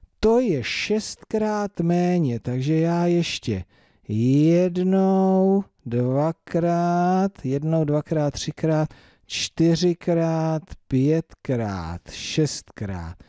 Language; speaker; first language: Czech; native; Czech